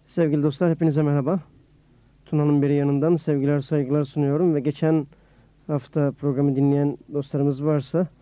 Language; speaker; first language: Turkish; native; Turkish